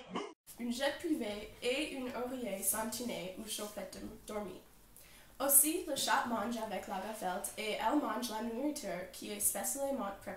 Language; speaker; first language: French; non-native, learner; English